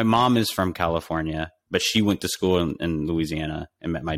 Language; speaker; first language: English; native; English